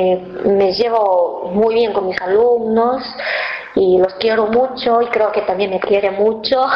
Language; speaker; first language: Spanish; non-native, fluent; Chinese